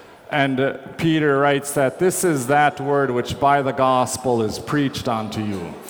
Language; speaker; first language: English; native; English